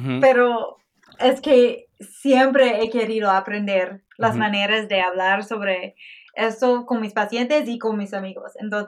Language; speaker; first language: Spanish; non-native, fluent; English